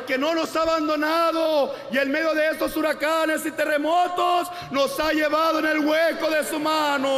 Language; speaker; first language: Spanish; native; Spanish